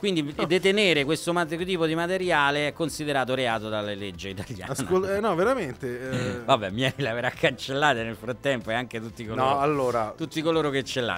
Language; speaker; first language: Italian; native; Italian